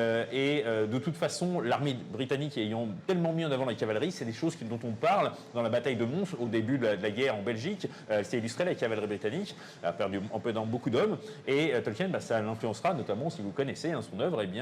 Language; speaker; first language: French; native; French